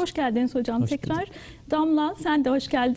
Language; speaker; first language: Turkish; native; Turkish